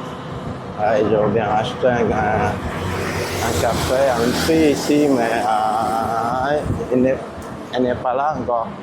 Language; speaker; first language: French; non-native, fluent; Vietnamese